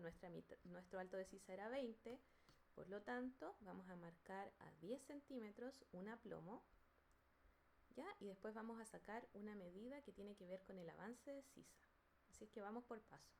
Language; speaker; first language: Spanish; native; Spanish